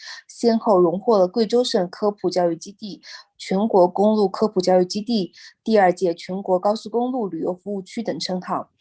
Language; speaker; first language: Chinese; native; Chinese